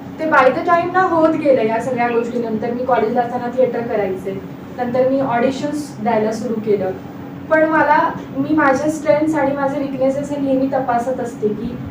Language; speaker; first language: Marathi; native; Marathi